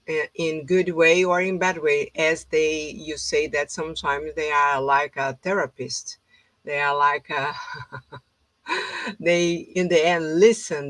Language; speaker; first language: English; non-native, fluent; Portuguese